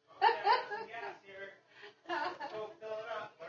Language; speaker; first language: English; native; English